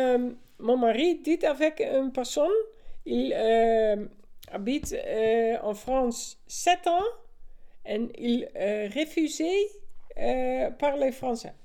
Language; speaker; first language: French; non-native, learner; Dutch